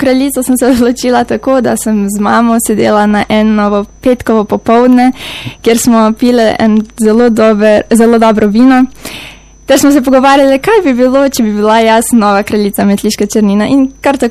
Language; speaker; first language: Slovenian; native; Slovenian